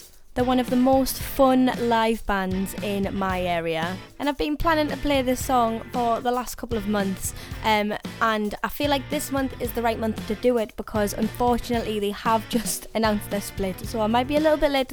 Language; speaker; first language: English; native; English